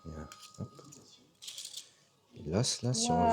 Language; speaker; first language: French; native; French